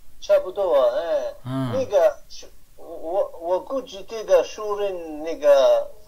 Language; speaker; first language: Chinese; non-native, learner; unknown